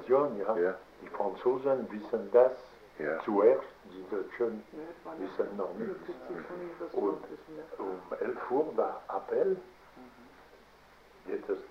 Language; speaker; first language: German; non-native, learner; French